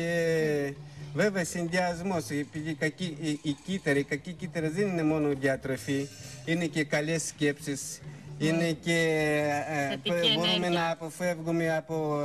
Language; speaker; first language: Greek; non-native, fluent; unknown